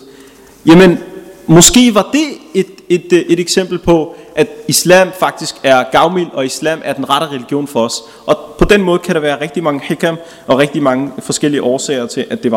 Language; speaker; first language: Danish; early bilingual, other home language; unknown